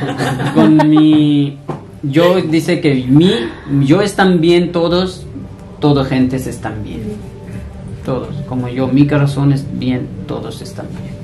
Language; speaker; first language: Spanish; non-native, learner; Punjabi